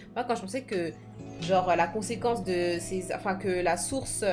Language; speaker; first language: French; native; French